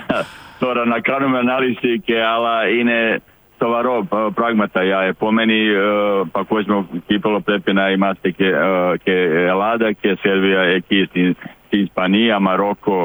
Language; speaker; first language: Greek; non-native, learner; Serbian